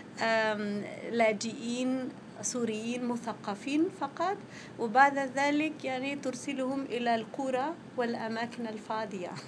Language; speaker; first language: Arabic; non-native, fluent; Spanish